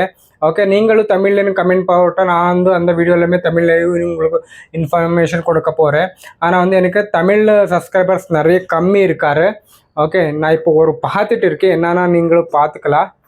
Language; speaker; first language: Tamil; non-native, learner; Telugu